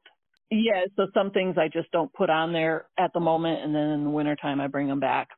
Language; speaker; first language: English; native; English